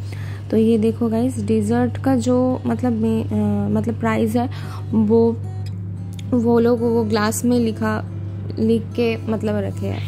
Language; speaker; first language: Hindi; non-native, local second language; Bangla